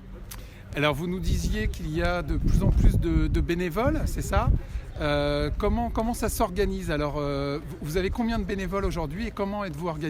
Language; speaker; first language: French; native; French